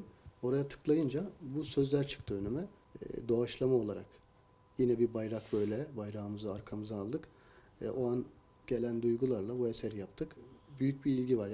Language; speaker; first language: Turkish; native; Turkish